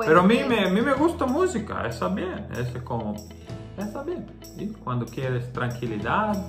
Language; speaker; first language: Spanish; non-native, learner; Croatian